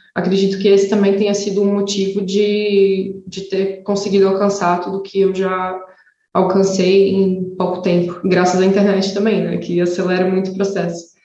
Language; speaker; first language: Portuguese; native; Portuguese